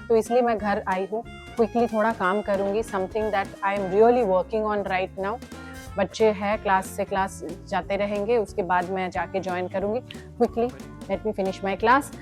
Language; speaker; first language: Hindi; non-native, local second language; Bangla